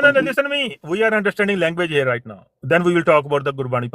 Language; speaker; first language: English; non-native, fluent; Punjabi